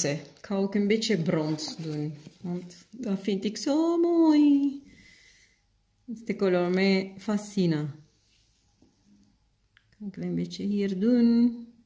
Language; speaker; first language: Dutch; non-native, fluent; Spanish